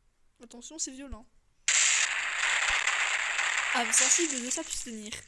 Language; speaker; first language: French; native; French